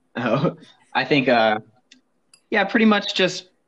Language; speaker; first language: English; native; English